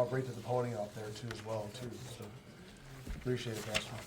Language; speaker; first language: English; native; English